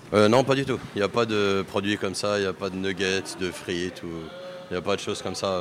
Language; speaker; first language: French; native; French